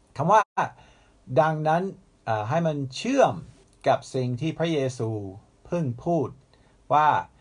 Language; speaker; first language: Thai; non-native, fluent; English